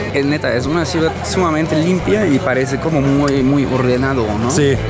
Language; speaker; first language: Spanish; non-native, fluent; German